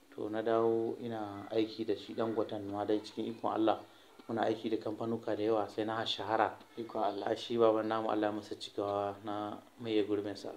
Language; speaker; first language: Hausa; early bilingual, heritage; Hausa